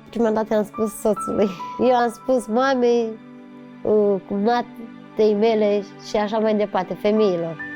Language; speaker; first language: Romanian; non-native, local second language; Romany